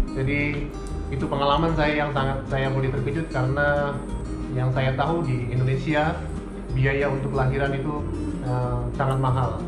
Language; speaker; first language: Indonesian; native; Indonesian